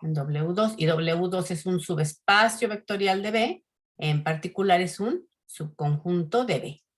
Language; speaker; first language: Spanish; native; Spanish